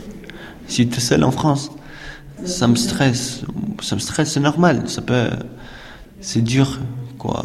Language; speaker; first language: French; non-native, learner; Albanian